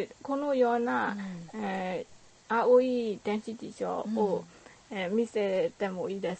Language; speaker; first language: Japanese; non-native, learner; Burmese